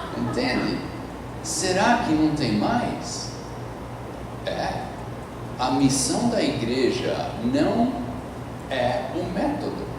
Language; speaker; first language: Portuguese; non-native, fluent; English